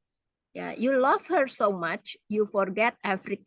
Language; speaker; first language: English; non-native, fluent; Indonesian